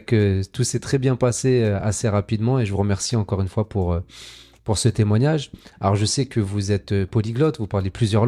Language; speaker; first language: French; native; French